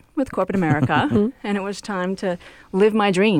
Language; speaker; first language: English; native; English